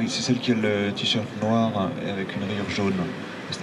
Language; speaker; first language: French; native; French